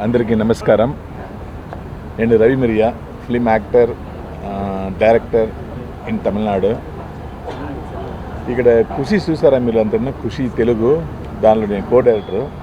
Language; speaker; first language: Telugu; non-native, learner; Tamil